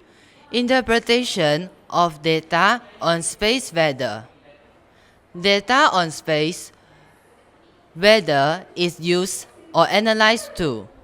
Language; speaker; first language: English; non-native, local second language; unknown